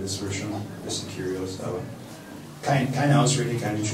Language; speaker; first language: German; non-native, fluent; English